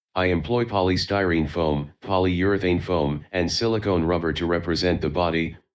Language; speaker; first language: English; non-native, fluent; Chinese